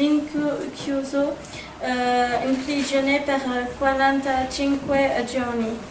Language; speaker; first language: Italian; non-native, learner; French